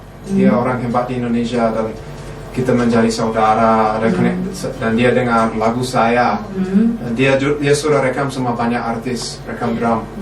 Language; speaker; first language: Indonesian; non-native, fluent; English